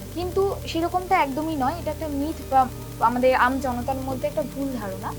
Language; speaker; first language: Bangla; native; Bangla